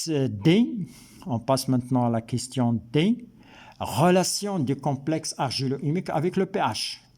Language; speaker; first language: French; non-native, local second language; Arabic